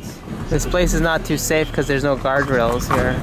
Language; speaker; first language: English; native; English